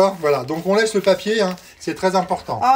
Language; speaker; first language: French; native; French